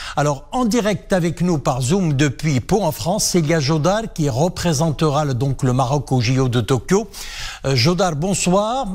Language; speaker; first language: French; non-native, local second language; Arabic